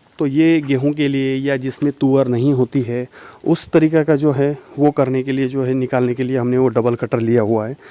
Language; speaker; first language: Hindi; non-native, local second language; Marathi